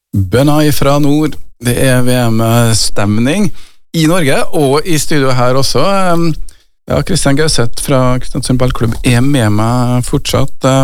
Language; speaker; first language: Norwegian; native; Norwegian